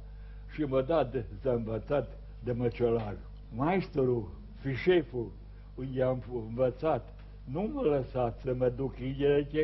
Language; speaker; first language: Romanian; non-native, local second language; Serbian